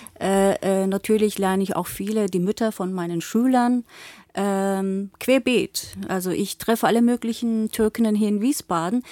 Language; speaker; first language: German; early bilingual, other home language; Turkish